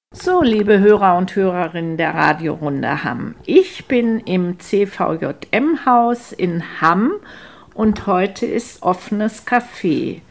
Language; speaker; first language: German; native; German